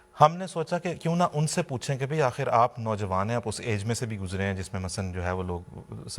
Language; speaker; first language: Urdu; native; Urdu